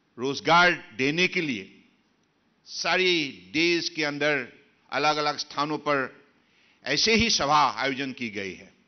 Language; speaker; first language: Hindi; non-native, local second language; Assamese